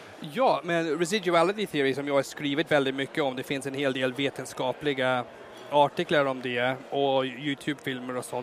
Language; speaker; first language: Swedish; non-native, fluent; English